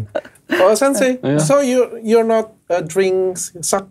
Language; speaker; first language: English; non-native, learner; Indonesian